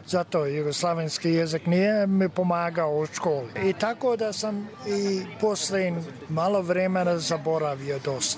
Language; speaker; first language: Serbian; early bilingual, heritage; Serbian